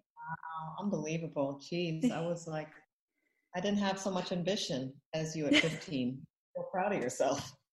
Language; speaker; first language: English; native; English